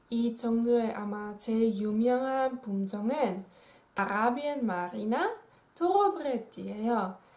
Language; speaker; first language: Korean; non-native, fluent; Dutch